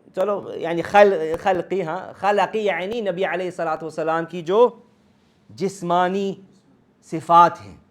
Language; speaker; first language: Urdu; early bilingual, heritage; Urdu